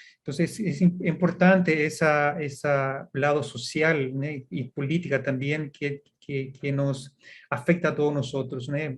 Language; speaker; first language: Spanish; early bilingual, heritage; Portuguese